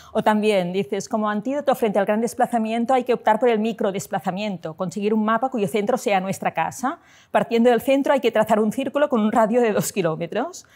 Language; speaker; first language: Spanish; non-native, local second language; Catalan